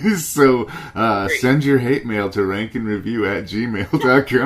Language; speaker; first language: English; native; English